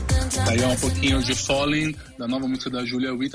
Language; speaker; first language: Portuguese; native; Portuguese